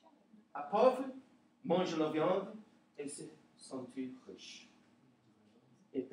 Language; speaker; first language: French; non-native, learner; Portuguese